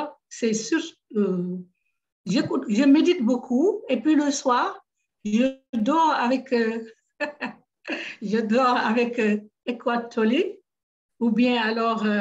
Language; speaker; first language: French; native; French